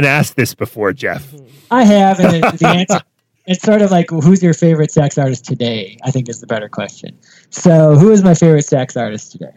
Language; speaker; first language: English; native; English